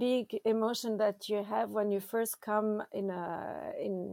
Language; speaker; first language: English; non-native, fluent; French